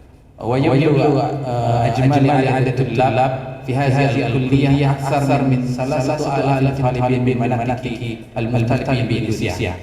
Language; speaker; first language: Arabic; non-native, fluent; Indonesian